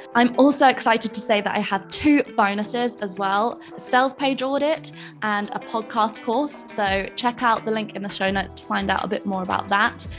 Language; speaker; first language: English; native; English